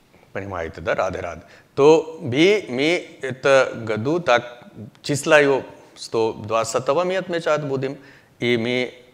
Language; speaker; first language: Russian; non-native, learner; Hindi